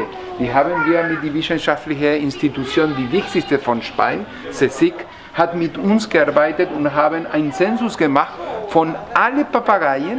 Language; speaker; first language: German; non-native, learner; Spanish